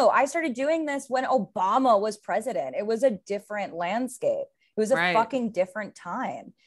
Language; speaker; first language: English; native; English